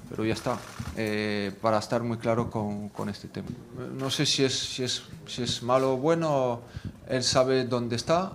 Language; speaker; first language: Spanish; non-native, fluent; French